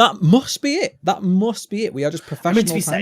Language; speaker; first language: English; native; English